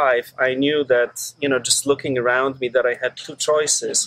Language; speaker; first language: English; non-native, fluent; Polish